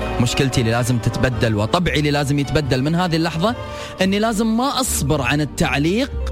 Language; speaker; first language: Arabic; native; Arabic